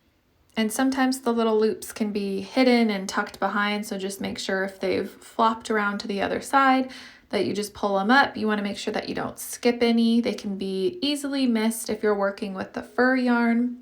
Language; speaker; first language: English; native; English